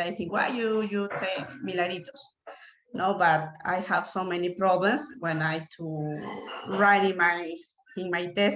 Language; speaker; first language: English; non-native, learner; Spanish